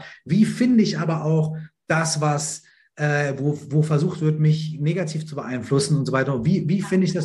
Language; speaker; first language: German; native; German